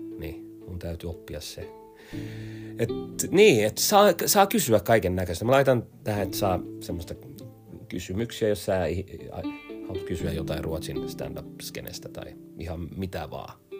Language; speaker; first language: Finnish; early bilingual, heritage; Swedish